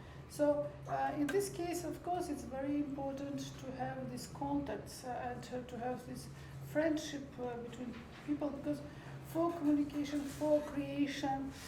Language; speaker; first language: English; non-native, learner; Armenian